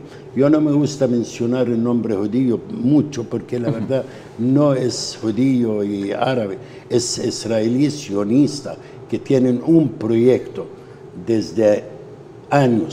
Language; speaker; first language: Spanish; non-native, fluent; Arabic